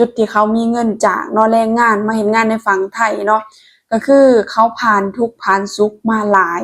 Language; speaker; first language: Thai; non-native, local second language; Lao